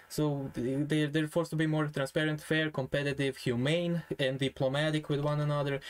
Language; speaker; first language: English; non-native, fluent; Croatian